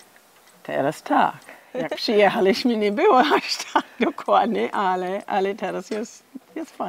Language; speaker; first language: Polish; non-native, learner; English